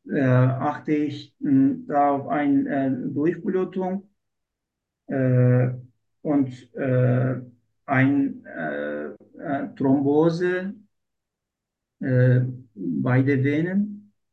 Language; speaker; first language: German; non-native, learner; Turkish